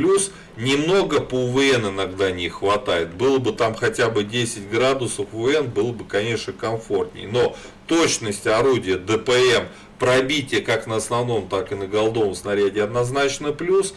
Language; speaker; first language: Russian; native; Russian